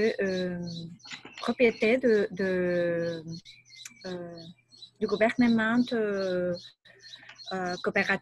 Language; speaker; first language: French; non-native, learner; Spanish